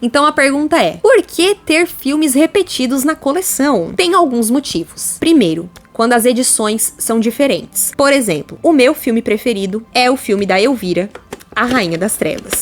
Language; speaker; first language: Portuguese; native; Portuguese